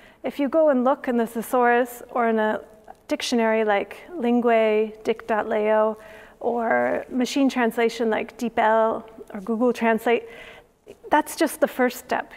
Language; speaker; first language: English; native; English